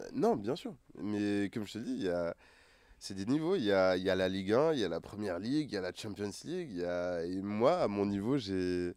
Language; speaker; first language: French; non-native, local second language; Wolof